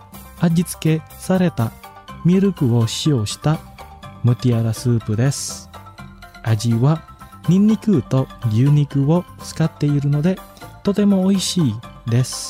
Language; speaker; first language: Japanese; non-native, fluent; Indonesian